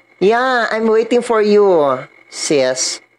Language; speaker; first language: English; non-native, learner; Filipino